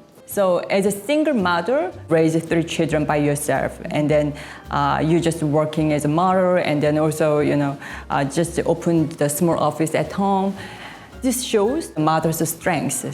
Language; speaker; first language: English; non-native, learner; Korean